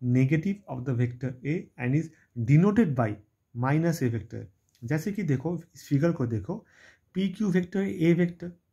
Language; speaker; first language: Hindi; non-native, local second language; Bangla